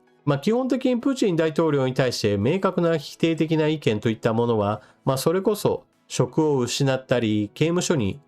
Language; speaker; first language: Japanese; native; Japanese